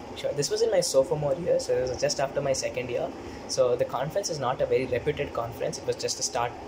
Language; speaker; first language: English; non-native, local second language; Telugu